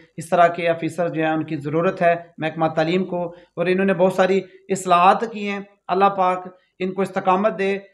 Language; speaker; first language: Urdu; non-native, local second language; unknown